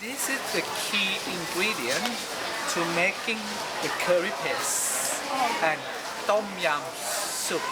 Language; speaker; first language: English; non-native, learner; Thai